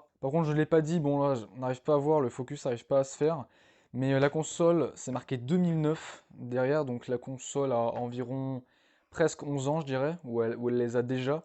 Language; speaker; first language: French; native; French